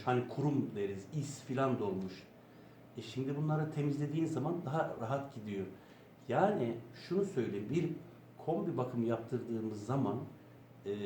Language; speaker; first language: Turkish; native; Turkish